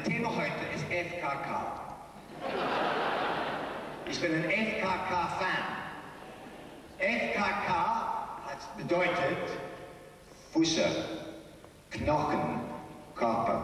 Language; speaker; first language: German; non-native, learner; English